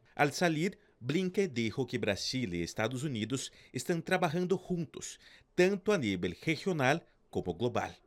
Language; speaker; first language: Portuguese; non-native, fluent; Spanish